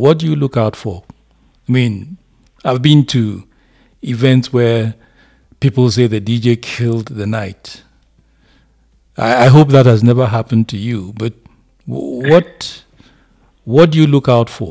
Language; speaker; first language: English; non-native, local second language; Akan